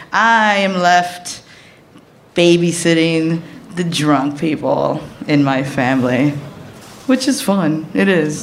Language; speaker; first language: English; early bilingual, other home language; Spanish